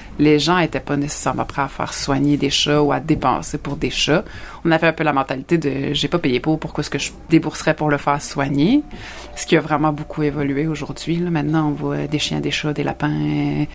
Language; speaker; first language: French; native; French